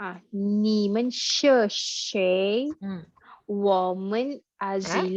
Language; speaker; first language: Chinese; non-native, learner; Malay